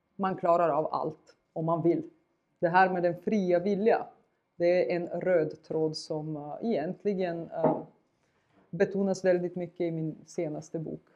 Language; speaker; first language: Swedish; non-native, fluent; Bulgarian